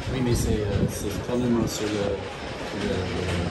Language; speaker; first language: French; non-native, fluent; English